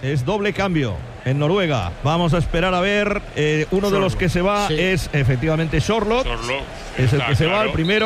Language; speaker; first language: Spanish; native; Spanish